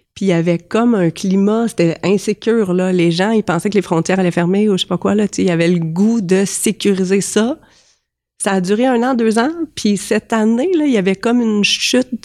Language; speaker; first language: French; native; French